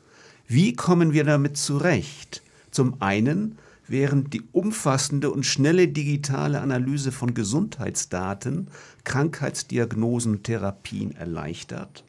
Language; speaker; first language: German; native; German